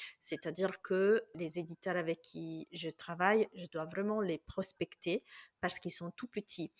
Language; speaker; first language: French; non-native, fluent; Italian